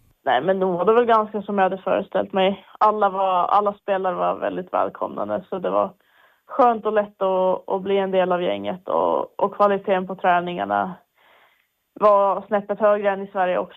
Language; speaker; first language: Swedish; native; Swedish